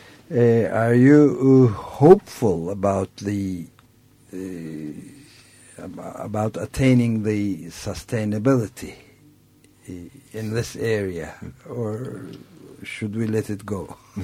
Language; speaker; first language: English; non-native, fluent; Turkish